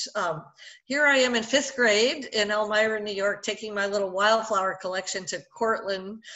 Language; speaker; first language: English; native; English